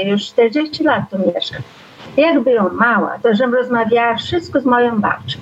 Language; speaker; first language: Polish; early bilingual, heritage; Portuguese